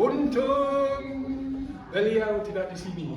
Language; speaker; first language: Indonesian; non-native, fluent; English